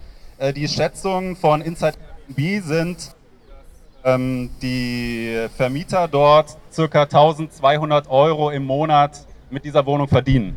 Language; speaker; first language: German; native; German